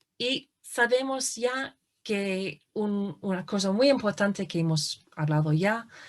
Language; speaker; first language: Spanish; non-native, fluent; English